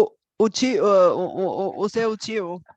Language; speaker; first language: Portuguese; non-native, fluent; Bulgarian